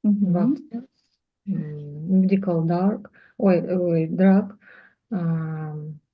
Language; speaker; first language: English; non-native, learner; Russian